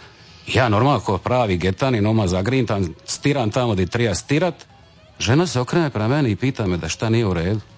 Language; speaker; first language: Serbian; native; Serbian